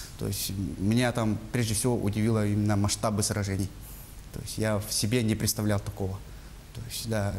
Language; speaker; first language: Russian; non-native, local second language; Yakut